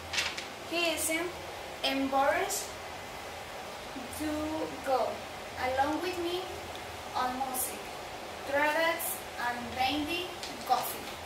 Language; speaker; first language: English; non-native, learner; Spanish